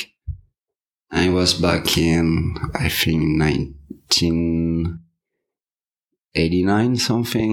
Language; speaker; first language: English; non-native, fluent; French